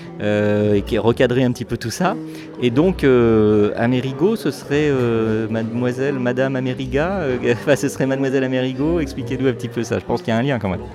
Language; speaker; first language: French; native; French